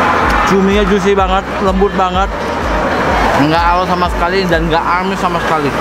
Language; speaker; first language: Indonesian; native; Indonesian